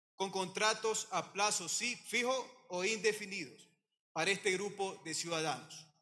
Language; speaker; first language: Spanish; native; Spanish